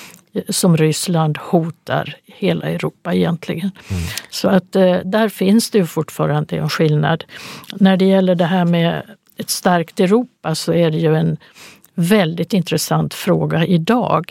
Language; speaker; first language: Swedish; native; Swedish